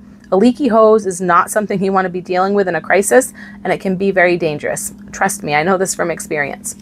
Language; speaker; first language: English; native; English